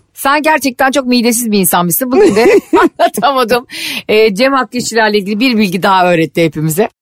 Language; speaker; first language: Turkish; native; Turkish